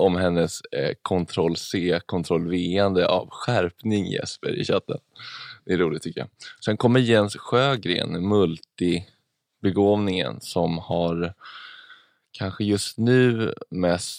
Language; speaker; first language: Swedish; native; Swedish